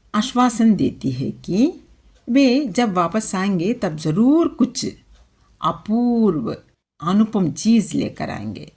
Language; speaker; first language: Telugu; non-native, local second language; Urdu